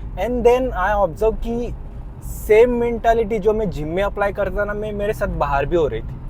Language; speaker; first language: Hindi; non-native, local second language; Marathi